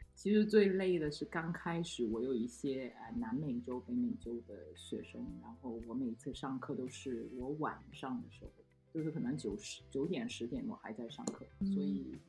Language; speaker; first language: Chinese; non-native, local second language; Cantonese